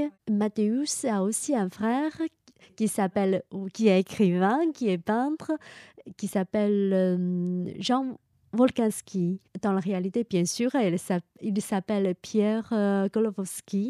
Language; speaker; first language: French; non-native, fluent; Chinese